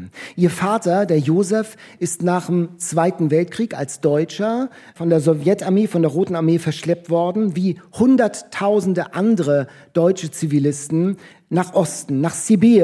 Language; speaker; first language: German; native; German